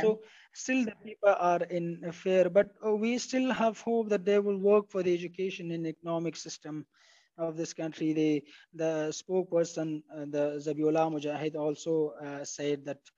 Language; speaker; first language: English; non-native, fluent; Pashto